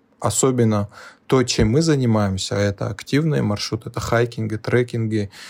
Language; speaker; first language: Russian; non-native, local second language; Lezghian